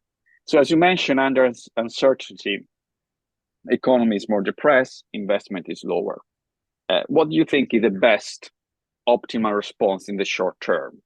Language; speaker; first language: English; non-native, fluent; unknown